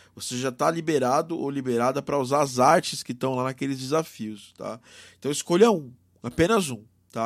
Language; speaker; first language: Portuguese; native; Portuguese